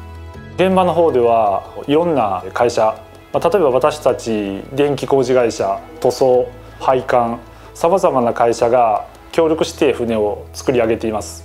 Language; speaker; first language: Japanese; native; Japanese